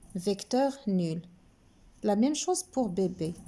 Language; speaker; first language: French; non-native, local second language; Arabic